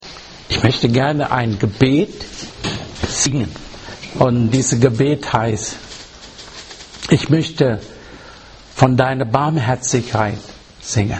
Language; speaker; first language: German; non-native, learner; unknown